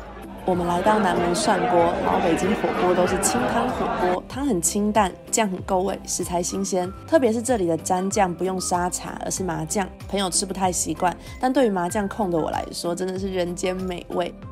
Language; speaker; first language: Chinese; native; Chinese